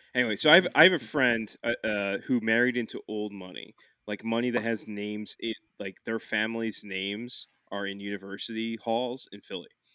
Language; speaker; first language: English; native; English